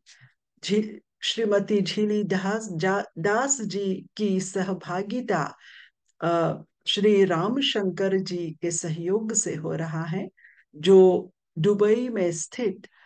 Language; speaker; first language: Hindi; non-native, local second language; Morisyen